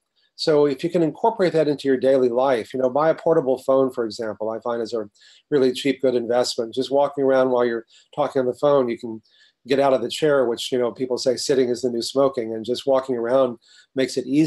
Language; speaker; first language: English; native; English